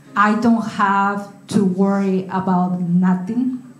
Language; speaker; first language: English; non-native, learner; Spanish